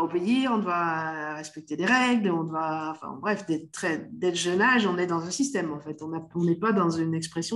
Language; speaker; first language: French; native; French